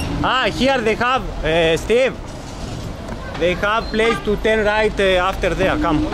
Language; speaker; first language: English; non-native, learner; Greek